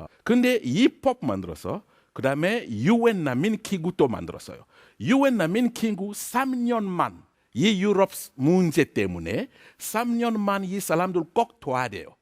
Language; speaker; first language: Korean; non-native, learner; French